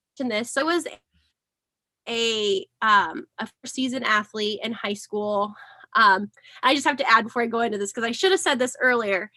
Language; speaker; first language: English; native; English